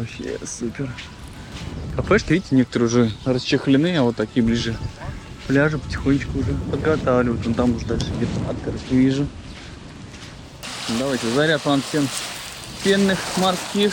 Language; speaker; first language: Russian; native; Russian